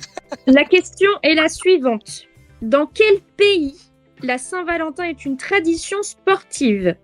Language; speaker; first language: French; native; French